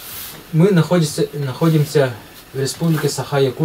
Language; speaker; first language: Russian; native; Russian